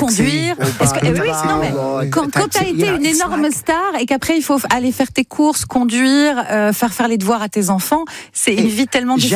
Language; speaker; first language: French; native; French